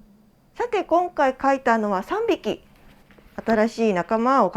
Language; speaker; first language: Japanese; native; Japanese